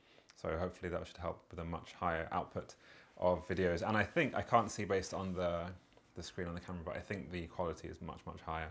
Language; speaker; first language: English; native; English